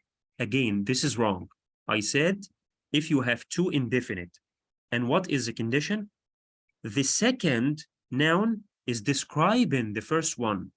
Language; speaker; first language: English; non-native, fluent; Arabic